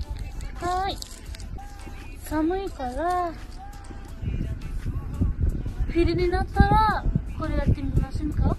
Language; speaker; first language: Japanese; non-native, learner; Nepali